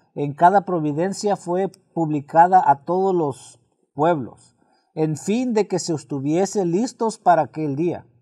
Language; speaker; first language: Spanish; early bilingual, heritage; Spanish